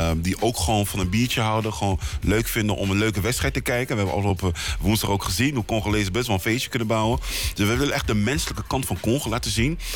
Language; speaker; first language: Dutch; early bilingual, other home language; Lingala